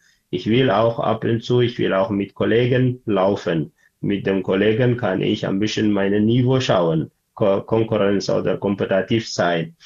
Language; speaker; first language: German; non-native, learner; Tigrinya